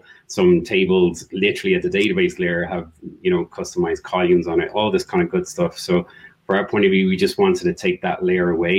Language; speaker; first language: English; native; English